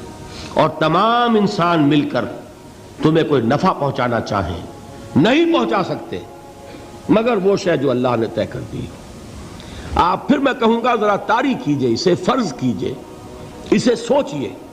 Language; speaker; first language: Urdu; native; Urdu